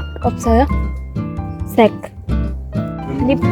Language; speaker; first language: Korean; non-native, learner; Filipino